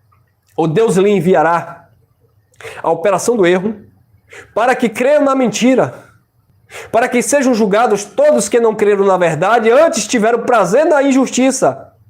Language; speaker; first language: Portuguese; native; Portuguese